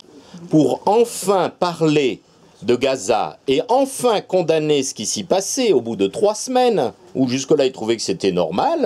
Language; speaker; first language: French; native; French